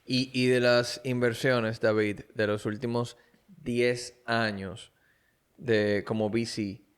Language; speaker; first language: Spanish; native; Spanish